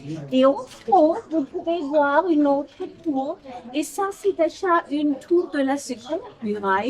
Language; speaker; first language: French; non-native, fluent; German